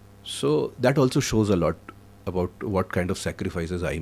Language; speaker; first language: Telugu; non-native, fluent; Hindi